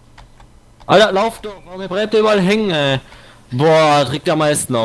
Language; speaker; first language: German; native; German